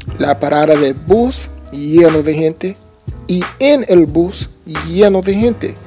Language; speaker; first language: Spanish; non-native, learner; English